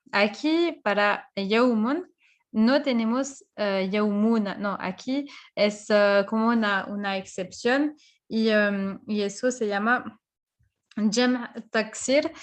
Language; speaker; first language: Spanish; non-native, fluent; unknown